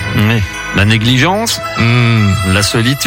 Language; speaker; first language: French; native; French